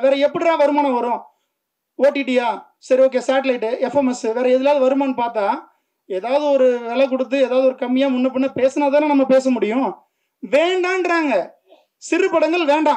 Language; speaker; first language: Tamil; native; Tamil